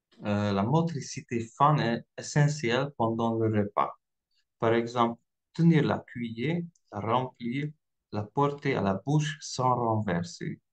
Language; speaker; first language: French; non-native, fluent; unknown